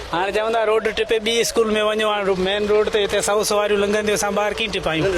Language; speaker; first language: Sindhi; non-native, local second language; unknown